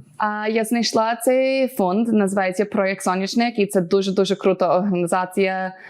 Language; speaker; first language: Ukrainian; early bilingual, heritage; Ukrainian